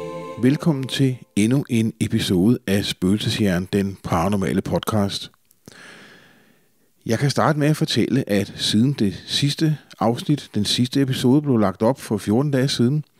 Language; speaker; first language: Danish; native; Danish